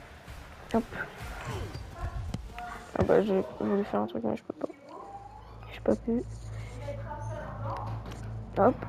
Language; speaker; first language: French; native; French